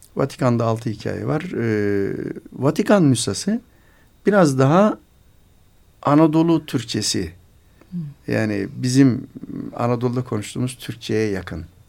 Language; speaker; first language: Turkish; native; Turkish